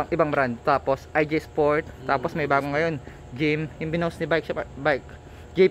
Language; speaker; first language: Filipino; native; Filipino